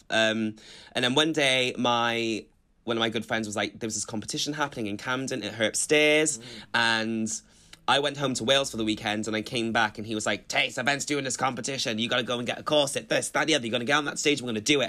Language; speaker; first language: English; native; English